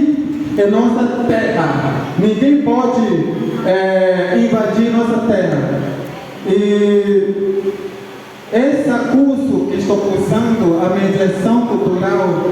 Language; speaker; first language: Portuguese; non-native, local second language; Ticuna